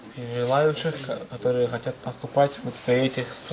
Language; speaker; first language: Russian; non-native, local second language; Tajik